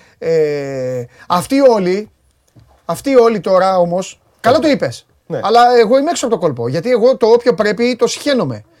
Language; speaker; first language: Greek; native; Greek